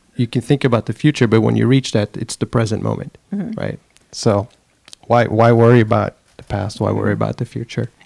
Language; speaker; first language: English; non-native, fluent; Swedish